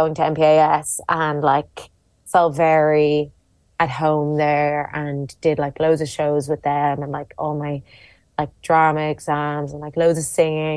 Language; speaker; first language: English; native; English